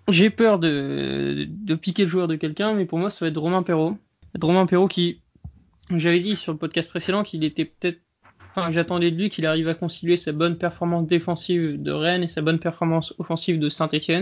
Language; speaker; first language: French; native; French